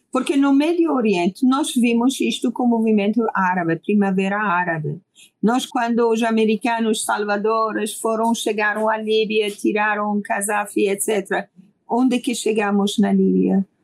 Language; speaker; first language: Portuguese; non-native, fluent; Persian